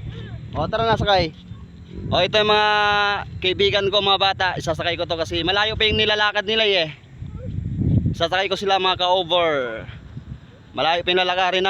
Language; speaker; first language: Filipino; native; Filipino